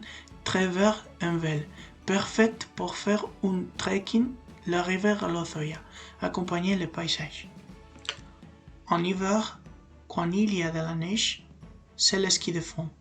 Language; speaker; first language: French; non-native, learner; Spanish